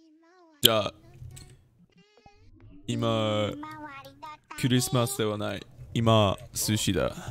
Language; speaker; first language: Japanese; non-native, learner; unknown